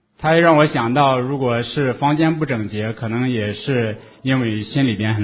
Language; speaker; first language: Chinese; native; Chinese